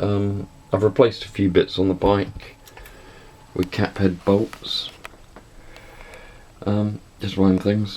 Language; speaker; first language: English; native; English